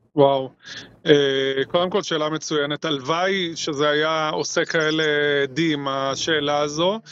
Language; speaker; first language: Hebrew; native; Hebrew